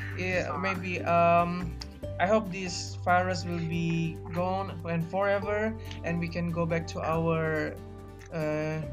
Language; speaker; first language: English; non-native, learner; Indonesian